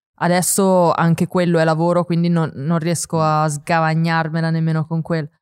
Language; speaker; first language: Italian; native; Italian